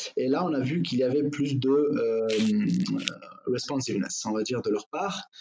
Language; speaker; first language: French; non-native, local second language; Arabic